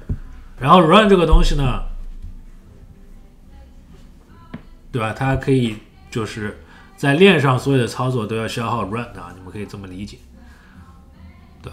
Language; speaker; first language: Chinese; native; Chinese